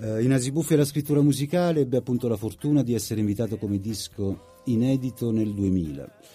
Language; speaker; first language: Italian; early bilingual, heritage; Italian